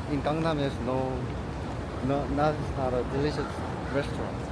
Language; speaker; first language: English; non-native, learner; Korean